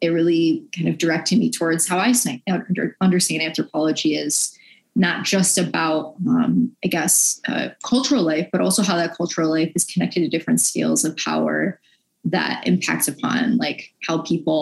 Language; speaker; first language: English; native; English